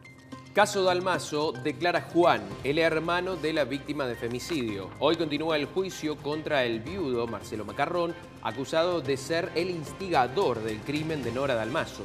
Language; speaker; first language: Spanish; native; Spanish